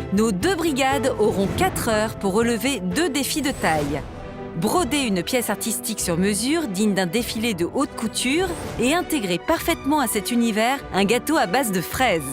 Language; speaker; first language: French; native; French